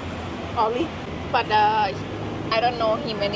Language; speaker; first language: English; non-native, learner; Thai